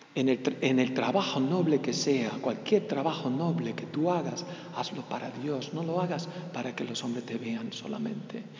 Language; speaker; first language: Spanish; early bilingual, heritage; Spanish